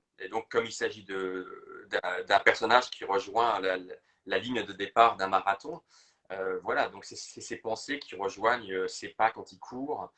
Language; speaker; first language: French; native; French